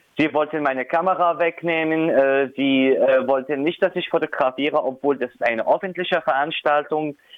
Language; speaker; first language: German; non-native, fluent; Arabic